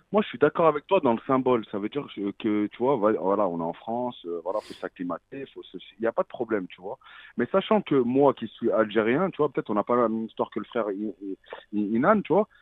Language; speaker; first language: French; early bilingual, other home language; Arabic